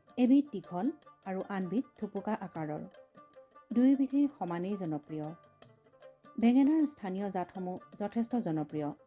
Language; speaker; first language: Assamese; native; Assamese